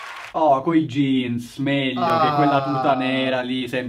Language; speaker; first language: Italian; native; Italian